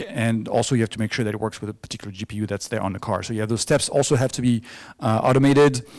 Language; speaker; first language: English; non-native, fluent; French